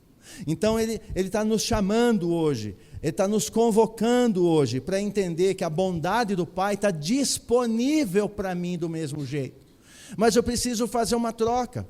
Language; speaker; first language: Portuguese; native; Portuguese